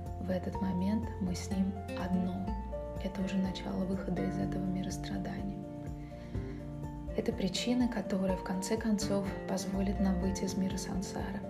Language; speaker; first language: Russian; native; Russian